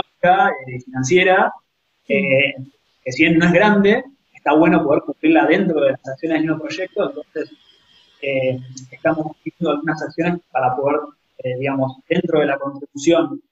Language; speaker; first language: Spanish; native; Spanish